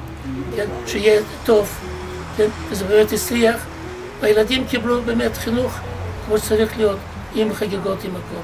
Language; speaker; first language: Hebrew; non-native, fluent; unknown